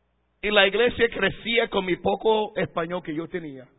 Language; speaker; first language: Spanish; non-native, fluent; English